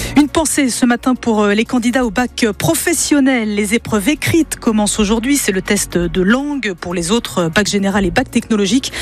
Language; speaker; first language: French; native; French